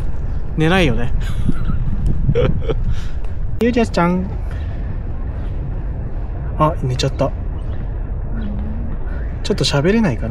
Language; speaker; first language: Japanese; native; Japanese